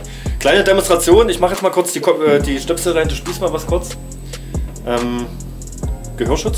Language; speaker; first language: German; native; German